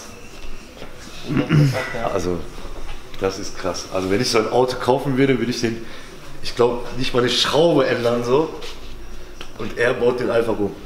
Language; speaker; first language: German; native; German